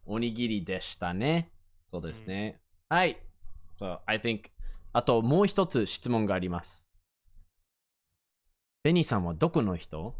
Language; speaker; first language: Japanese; non-native, fluent; English